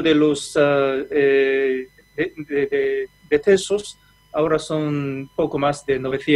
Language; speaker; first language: Spanish; non-native, fluent; Japanese